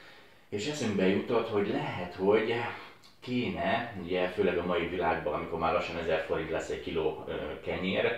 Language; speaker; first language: Hungarian; native; Hungarian